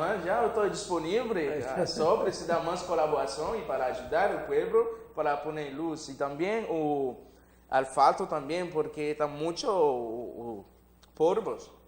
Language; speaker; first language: Spanish; non-native, learner; Haitian Creole